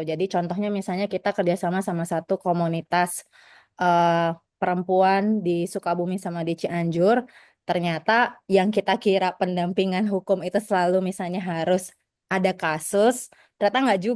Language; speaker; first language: Indonesian; native; Indonesian